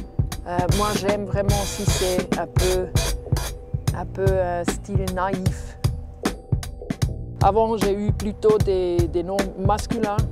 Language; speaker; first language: French; non-native, local second language; German